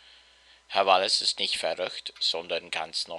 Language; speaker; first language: German; non-native, fluent; English